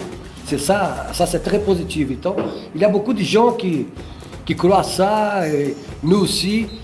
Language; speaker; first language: French; non-native, fluent; Portuguese